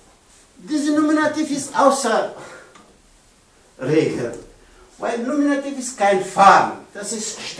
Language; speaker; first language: German; non-native, learner; Pashto